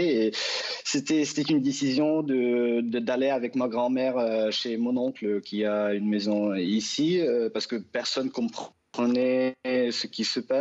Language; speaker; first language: French; non-native, fluent; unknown